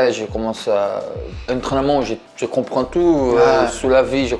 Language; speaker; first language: French; non-native, learner; Portuguese